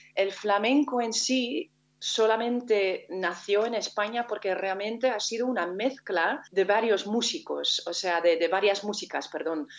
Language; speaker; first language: Spanish; non-native, fluent; Dutch